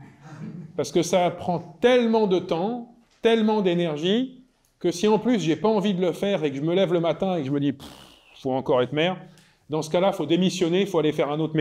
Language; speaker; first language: French; native; French